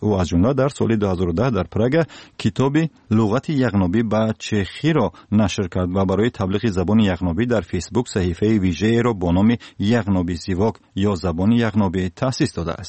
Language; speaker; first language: Tajik; native; Tajik